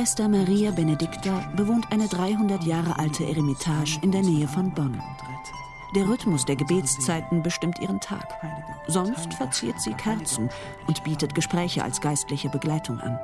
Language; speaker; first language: German; native; German